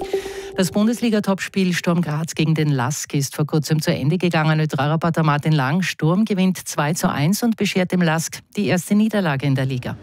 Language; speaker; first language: German; native; German